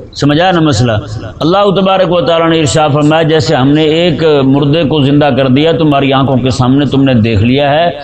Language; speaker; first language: Urdu; native; Urdu